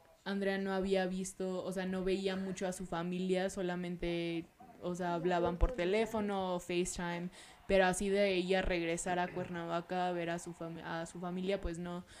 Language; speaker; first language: Spanish; early bilingual, heritage; Spanish